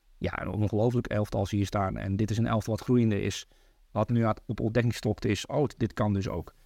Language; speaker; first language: Dutch; early bilingual, other home language; Turkish